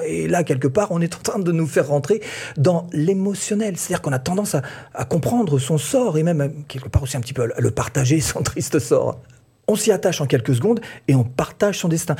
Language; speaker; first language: French; native; French